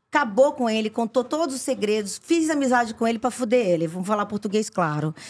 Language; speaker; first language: Portuguese; early bilingual, other home language; Italian